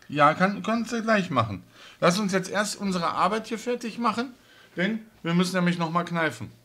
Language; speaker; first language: German; native; German